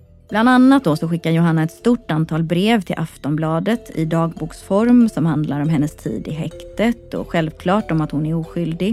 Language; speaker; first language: Swedish; native; Swedish